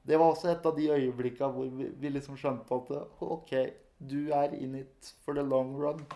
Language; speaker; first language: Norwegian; native; Norwegian